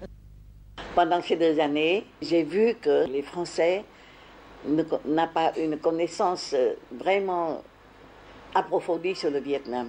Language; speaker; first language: French; non-native, fluent; Vietnamese